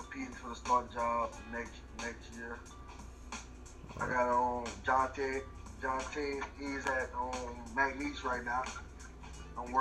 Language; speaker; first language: English; native; English